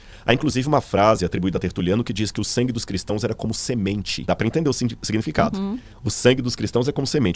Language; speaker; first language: Portuguese; native; Portuguese